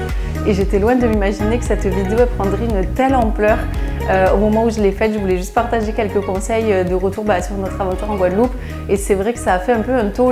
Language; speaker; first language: French; native; French